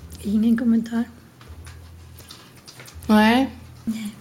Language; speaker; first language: Swedish; non-native, fluent; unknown